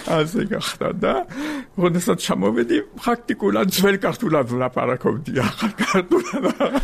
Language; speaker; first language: Georgian; non-native, fluent; Spanish